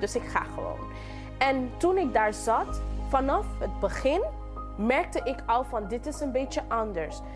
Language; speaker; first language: Dutch; non-native, local second language; English